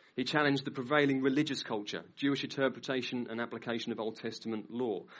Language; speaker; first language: English; native; English